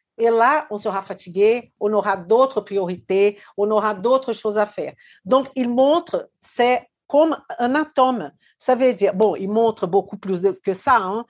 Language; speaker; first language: French; non-native, fluent; Portuguese